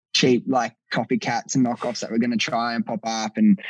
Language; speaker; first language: English; native; English